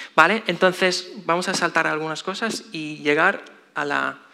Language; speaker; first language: Spanish; non-native, fluent; English